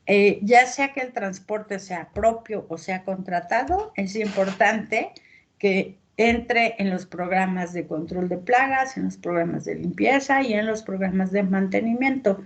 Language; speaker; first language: Spanish; native; Spanish